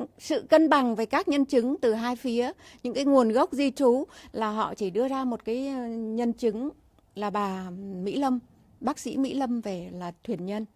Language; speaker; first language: Vietnamese; native; Vietnamese